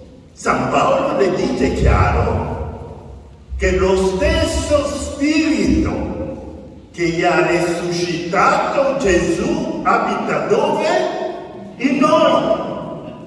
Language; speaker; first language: Italian; non-native, fluent; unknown